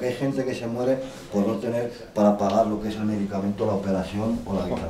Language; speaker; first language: Spanish; non-native, fluent; Arabic